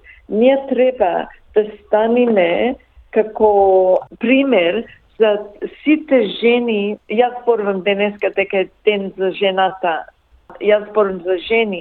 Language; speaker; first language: Macedonian; early bilingual, heritage; Macedonian